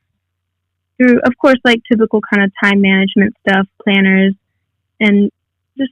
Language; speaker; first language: English; native; English